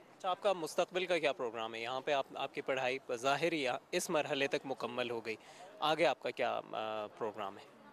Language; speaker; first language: Urdu; native; Urdu